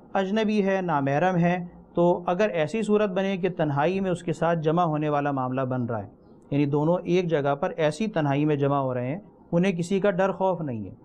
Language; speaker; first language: Urdu; native; Urdu